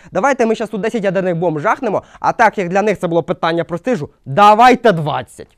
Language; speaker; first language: Ukrainian; non-native, local second language; Russian